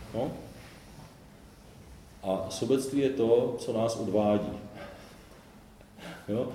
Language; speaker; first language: Czech; native; Czech